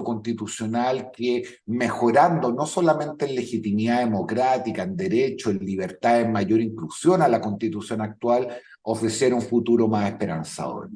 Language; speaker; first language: Spanish; native; Spanish